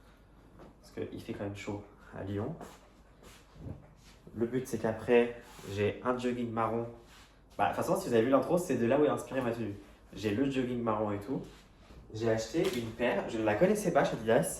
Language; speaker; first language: French; native; French